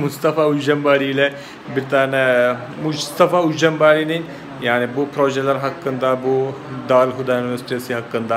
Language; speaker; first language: Turkish; non-native, fluent; Malayalam